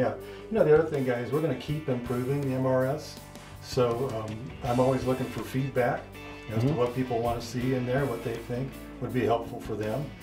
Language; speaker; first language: English; native; English